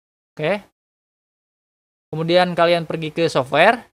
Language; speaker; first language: Indonesian; native; Indonesian